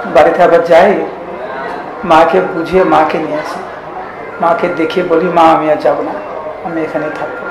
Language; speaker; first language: Bangla; native; Bangla